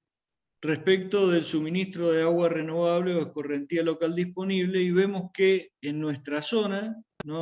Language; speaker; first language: Spanish; native; Spanish